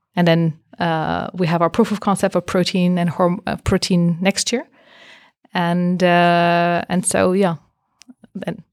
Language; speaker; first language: English; non-native, fluent; French